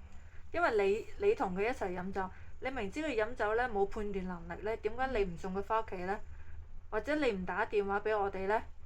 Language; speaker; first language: Cantonese; native; Cantonese